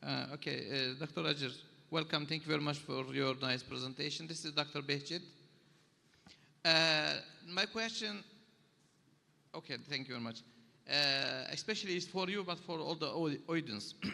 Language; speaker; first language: English; non-native, learner; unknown